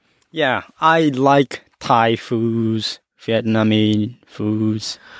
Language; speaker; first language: English; non-native, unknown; Japanese